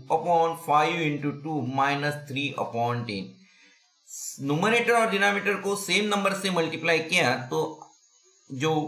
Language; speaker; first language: Hindi; non-native, local second language; Marathi